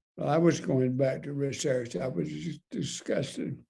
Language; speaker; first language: English; native; English